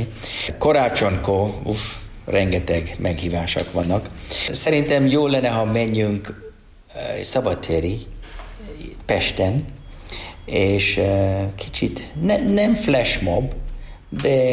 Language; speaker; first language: Hungarian; non-native, learner; English